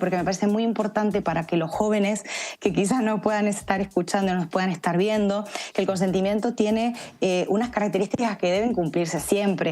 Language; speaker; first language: Spanish; native; Spanish